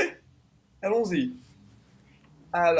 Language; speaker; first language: French; non-native, fluent; Italian